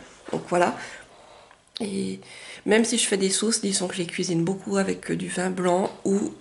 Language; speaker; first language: French; native; French